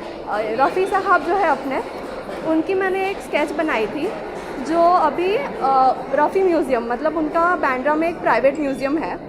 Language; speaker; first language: Hindi; native; Hindi